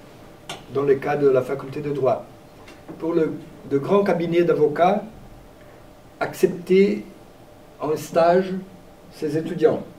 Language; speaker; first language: French; non-native, fluent; Portuguese